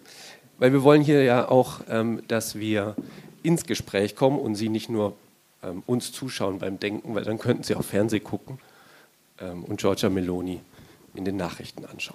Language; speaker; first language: German; native; German